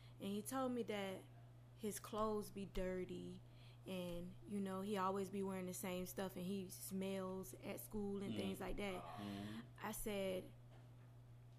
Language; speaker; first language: English; native; English